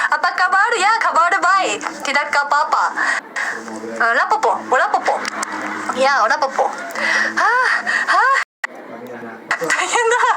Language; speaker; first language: Indonesian; non-native, learner; Japanese